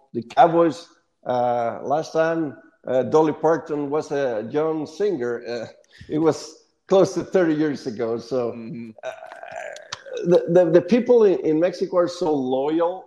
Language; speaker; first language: English; non-native, fluent; Spanish